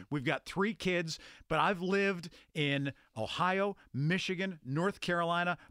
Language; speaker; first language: English; native; English